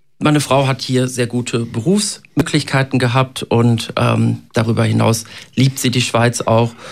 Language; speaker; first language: German; native; German